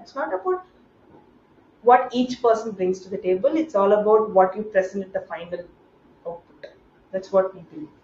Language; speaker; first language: English; non-native, local second language; Tamil